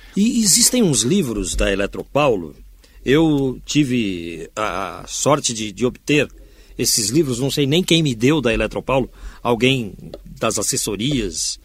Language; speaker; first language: Portuguese; native; Portuguese